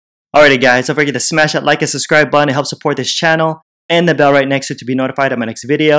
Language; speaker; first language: English; native; English